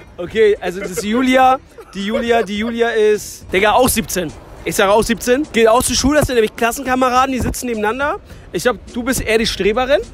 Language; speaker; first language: German; early bilingual, other home language; Turkish